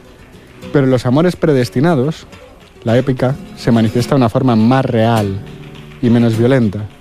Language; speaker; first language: Spanish; native; Spanish